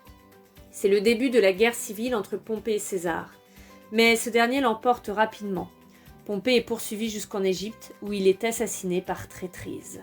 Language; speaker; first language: French; native; French